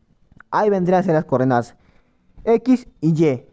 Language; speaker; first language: Spanish; native; Spanish